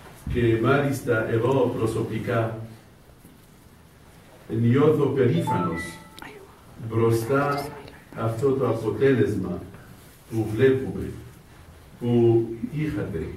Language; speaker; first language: Greek; non-native, fluent; Arabic